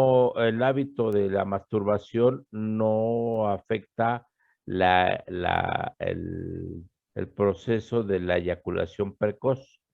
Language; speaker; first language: Spanish; native; Spanish